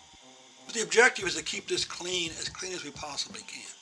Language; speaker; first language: English; native; English